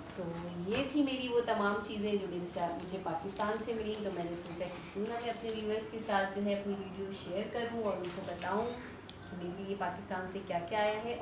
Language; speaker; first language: Urdu; native; Urdu